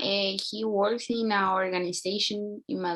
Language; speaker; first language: English; non-native, learner; Spanish